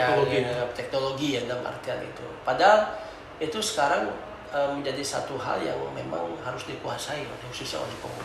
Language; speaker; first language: Indonesian; native; Indonesian